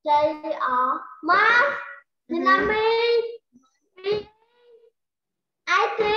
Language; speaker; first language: English; non-native, learner; Vietnamese